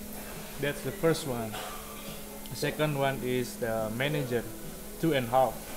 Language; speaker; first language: English; non-native, learner; Indonesian